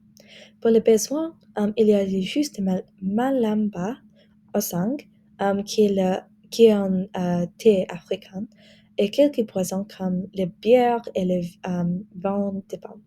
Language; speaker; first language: French; non-native, learner; English